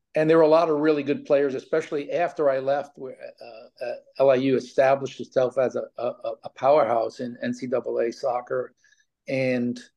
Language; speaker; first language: English; native; English